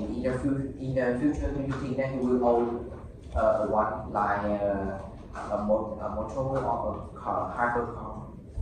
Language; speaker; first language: English; non-native, learner; Vietnamese